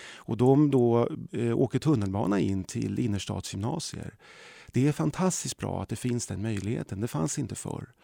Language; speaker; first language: Swedish; early bilingual, other home language; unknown